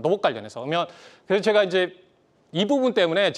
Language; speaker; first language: Korean; native; Korean